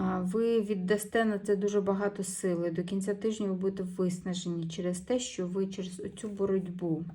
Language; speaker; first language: Ukrainian; non-native, local second language; Russian